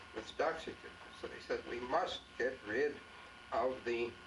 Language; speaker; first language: English; native; English